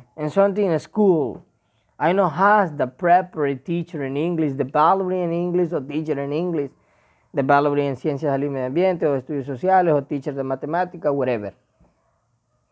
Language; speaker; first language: English; non-native, learner; Spanish